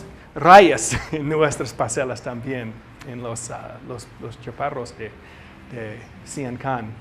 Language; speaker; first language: Spanish; non-native, learner; English